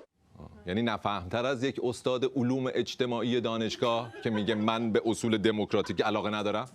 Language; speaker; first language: Persian; native; Persian